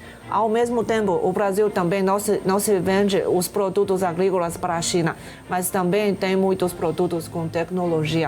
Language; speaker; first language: Portuguese; non-native, fluent; Chinese